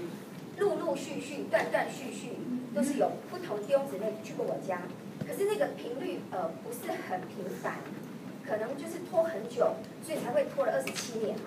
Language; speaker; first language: Chinese; native; Chinese